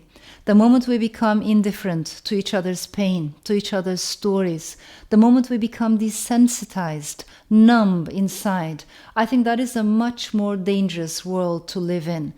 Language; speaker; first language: English; non-native, fluent; Turkish